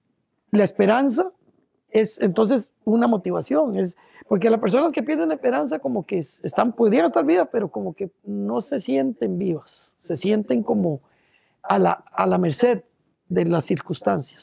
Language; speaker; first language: Spanish; native; Spanish